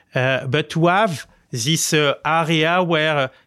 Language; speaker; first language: English; non-native, fluent; French